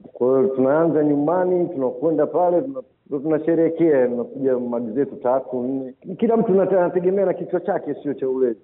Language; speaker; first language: Swahili; native; Swahili